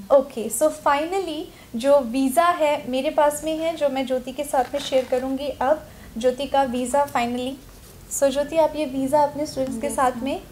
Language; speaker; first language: Hindi; native; Hindi